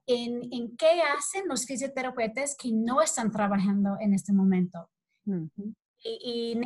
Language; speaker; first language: Spanish; non-native, fluent; English